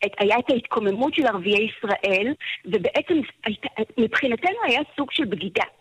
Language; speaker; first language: Hebrew; native; Hebrew